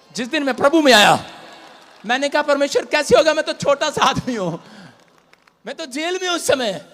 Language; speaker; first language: Hindi; non-native, local second language; Punjabi